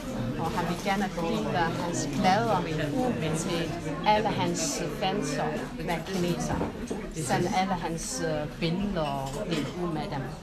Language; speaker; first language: Danish; non-native, fluent; Chinese